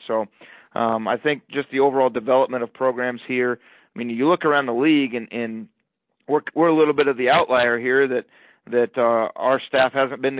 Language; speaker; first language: English; native; English